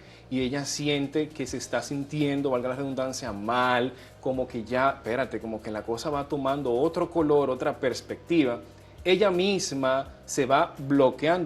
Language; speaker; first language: Spanish; native; Spanish